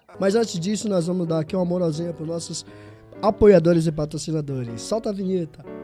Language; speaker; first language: Portuguese; native; Portuguese